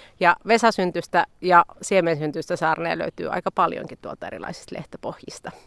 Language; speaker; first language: Finnish; native; Finnish